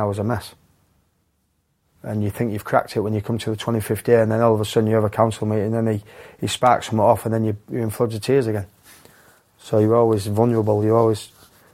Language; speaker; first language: English; native; English